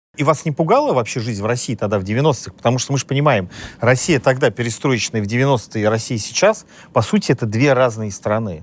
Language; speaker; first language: Russian; native; Russian